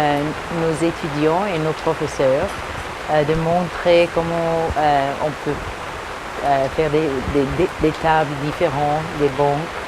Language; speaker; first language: French; early bilingual, heritage; English